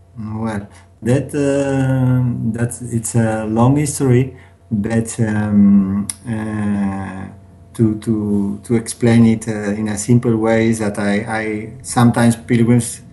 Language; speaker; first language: English; non-native, learner; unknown